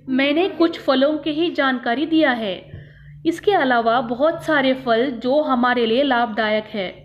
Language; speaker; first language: Hindi; non-native, local second language; Kannada